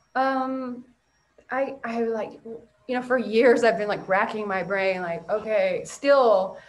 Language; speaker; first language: English; native; English